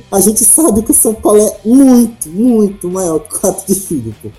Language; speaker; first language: Portuguese; native; Portuguese